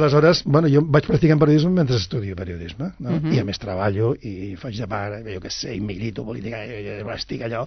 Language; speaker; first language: Catalan; non-native, local second language; Spanish